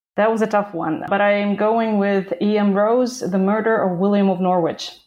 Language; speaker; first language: English; non-native, fluent; Russian